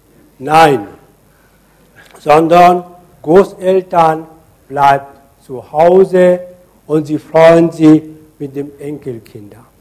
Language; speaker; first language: German; non-native, fluent; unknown